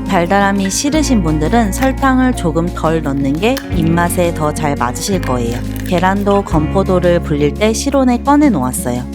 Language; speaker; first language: Korean; native; Korean